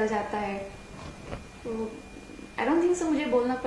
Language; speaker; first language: Hindi; non-native, local second language; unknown